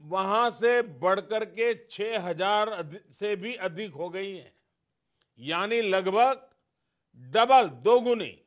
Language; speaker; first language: Hindi; non-native, local second language; Gujarati